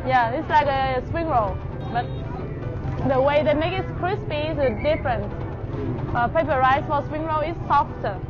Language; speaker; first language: English; non-native, learner; Vietnamese